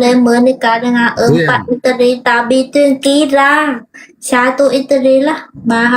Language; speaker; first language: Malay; non-native, learner; Vietnamese